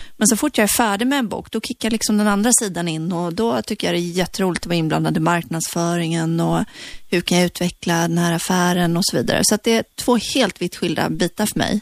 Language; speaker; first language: Swedish; native; Swedish